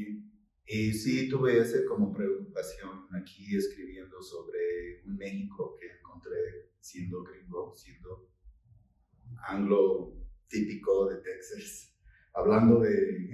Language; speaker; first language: Spanish; non-native, fluent; English